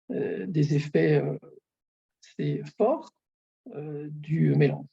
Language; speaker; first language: French; native; French